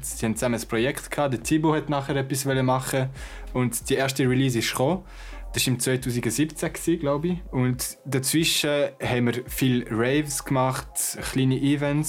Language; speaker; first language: German; non-native, local second language; French